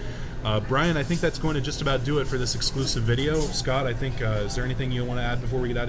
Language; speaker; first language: English; native; English